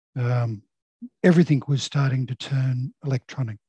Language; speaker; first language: English; native; English